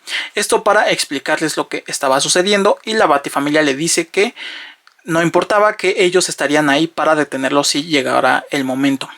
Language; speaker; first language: Spanish; native; Spanish